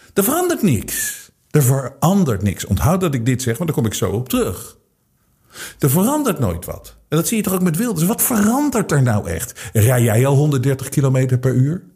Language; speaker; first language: Dutch; native; Dutch